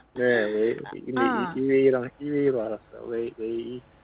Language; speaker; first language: Chinese; non-native, learner; Korean